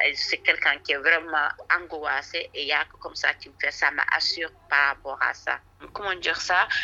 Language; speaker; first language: French; non-native, local second language; Wolof